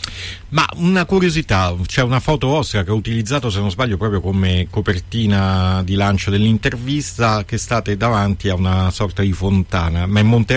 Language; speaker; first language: Italian; native; Italian